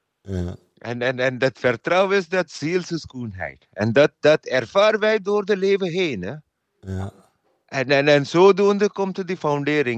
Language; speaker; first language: Dutch; non-native, learner; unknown